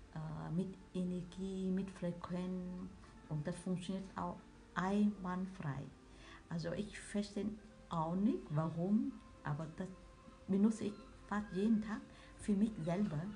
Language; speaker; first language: German; non-native, learner; Vietnamese